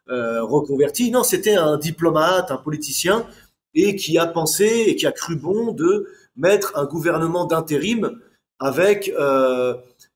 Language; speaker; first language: French; native; French